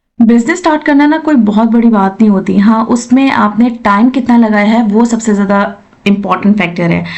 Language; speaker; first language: Urdu; native; Urdu